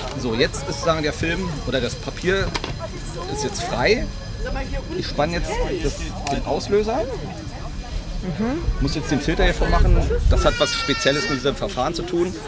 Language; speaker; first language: German; native; German